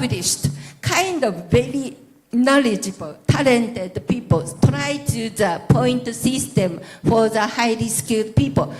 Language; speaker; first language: English; non-native, learner; Japanese